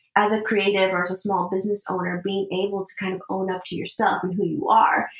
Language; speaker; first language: English; early bilingual, other home language; Spanish